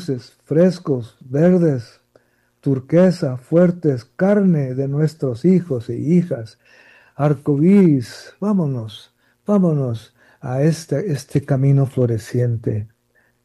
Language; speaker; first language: Spanish; early bilingual, heritage; Spanish